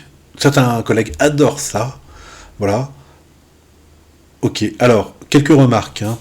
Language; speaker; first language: French; native; French